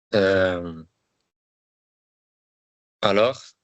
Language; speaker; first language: French; non-native, learner; Spanish